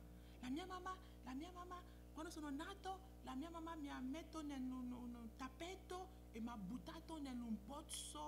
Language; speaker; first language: Italian; non-native, fluent; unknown